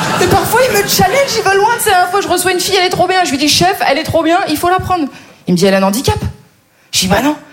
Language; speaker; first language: French; native; French